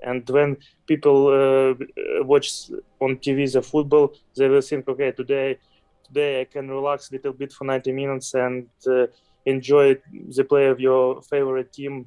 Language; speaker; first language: English; non-native, fluent; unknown